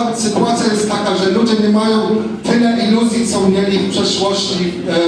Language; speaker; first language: Polish; non-native, fluent; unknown